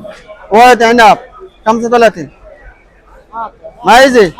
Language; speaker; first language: Arabic; non-native, learner; Bangla